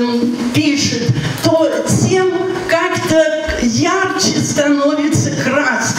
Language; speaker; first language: Russian; native; Russian